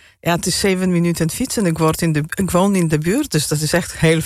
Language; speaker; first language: Dutch; non-native, fluent; Polish